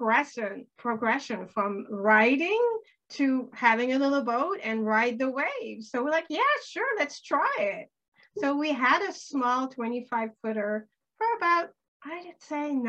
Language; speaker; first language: English; native; English